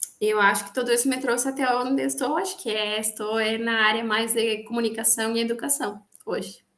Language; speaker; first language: Portuguese; non-native, fluent; Spanish